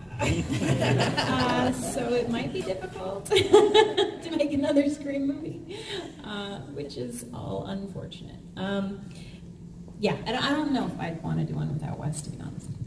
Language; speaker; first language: English; native; English